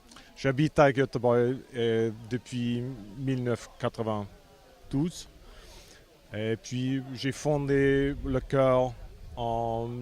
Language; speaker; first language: French; non-native, fluent; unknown